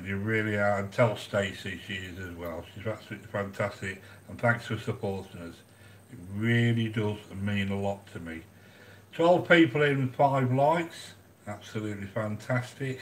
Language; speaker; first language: English; native; English